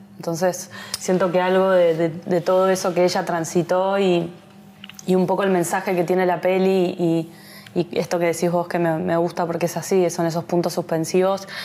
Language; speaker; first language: Spanish; native; Spanish